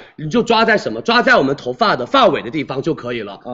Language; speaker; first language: Chinese; native; Chinese